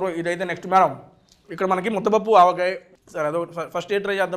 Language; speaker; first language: Telugu; native; Telugu